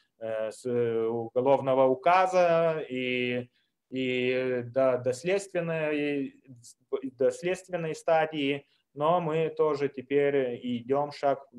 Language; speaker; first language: Russian; non-native, fluent; Lithuanian